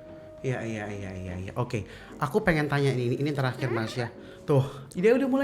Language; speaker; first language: Indonesian; native; Indonesian